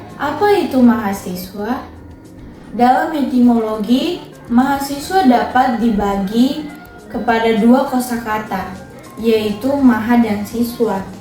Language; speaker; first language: Indonesian; non-native, local second language; Tetum